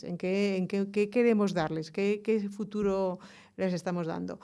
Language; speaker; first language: Spanish; native; Spanish